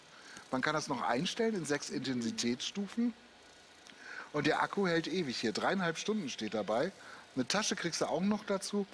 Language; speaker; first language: German; native; German